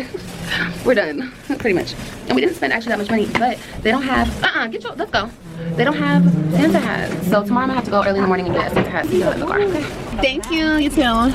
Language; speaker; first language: English; native; English